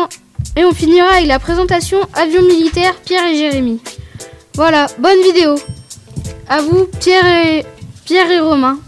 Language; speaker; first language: French; native; French